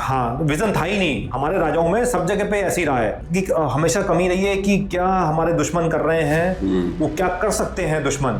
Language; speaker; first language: Hindi; native; Hindi